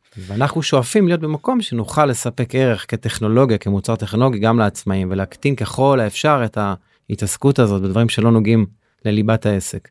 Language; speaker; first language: Hebrew; native; Hebrew